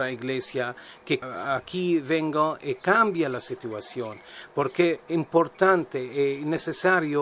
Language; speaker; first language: Spanish; non-native, learner; Arabic